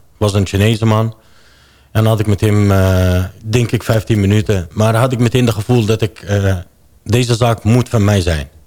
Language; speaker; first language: Dutch; non-native, fluent; Arabic